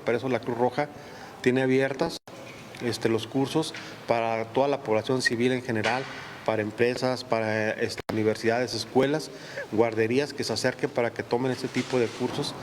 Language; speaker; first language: Spanish; native; Spanish